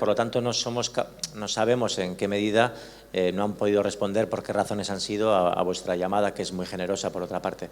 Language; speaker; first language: Spanish; native; Spanish